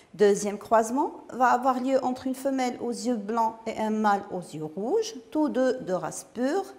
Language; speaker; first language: French; non-native, local second language; Arabic